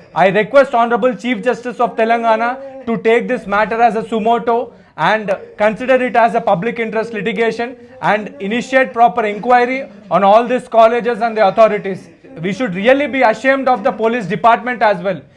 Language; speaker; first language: English; non-native, local second language; Telugu